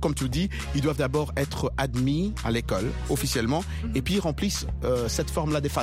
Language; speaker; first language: French; non-native, local second language; Lingala